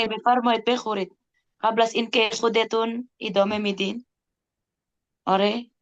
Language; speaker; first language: Persian; non-native, fluent; Indonesian